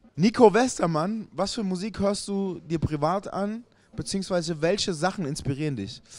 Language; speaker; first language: German; native; German